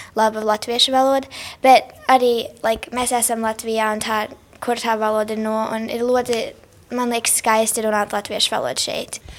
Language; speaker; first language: Latvian; early bilingual, heritage; English